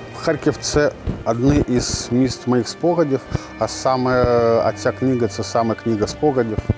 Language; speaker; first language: Ukrainian; non-native, local second language; Russian